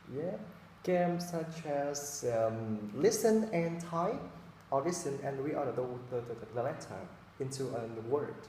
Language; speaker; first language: English; non-native, fluent; Vietnamese